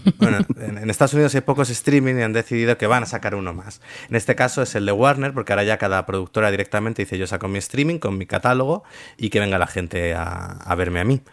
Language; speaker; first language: Spanish; native; Spanish